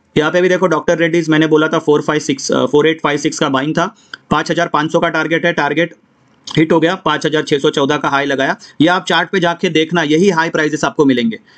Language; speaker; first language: Hindi; non-native, local second language; Marathi